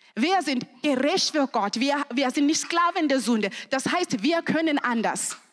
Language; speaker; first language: German; non-native, fluent; Shona